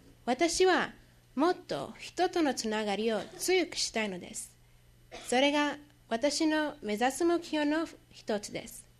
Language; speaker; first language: Japanese; non-native, learner; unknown